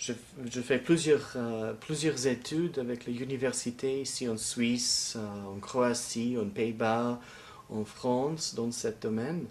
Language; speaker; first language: French; non-native, fluent; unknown